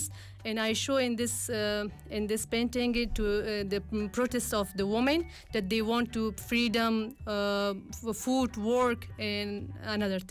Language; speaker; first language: English; non-native, learner; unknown